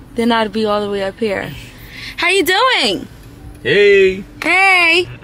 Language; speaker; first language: English; native; English